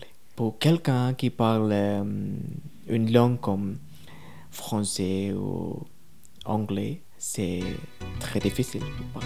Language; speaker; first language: French; non-native, learner; Tamil